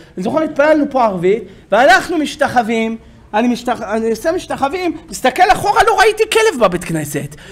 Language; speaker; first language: Hebrew; native; Hebrew